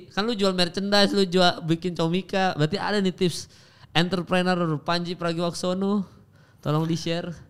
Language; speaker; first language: Indonesian; native; Indonesian